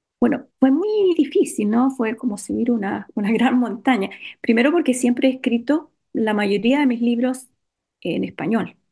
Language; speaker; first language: Spanish; native; Spanish